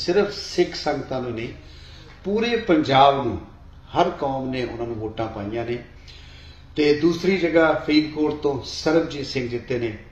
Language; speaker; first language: Punjabi; native; Punjabi